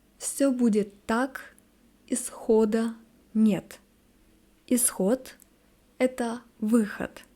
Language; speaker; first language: Russian; native; Russian